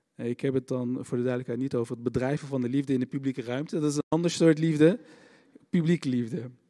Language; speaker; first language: Dutch; native; Dutch